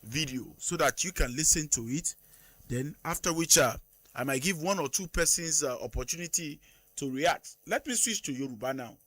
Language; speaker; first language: English; non-native, local second language; Yoruba